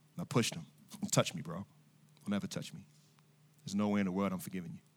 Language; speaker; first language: English; native; English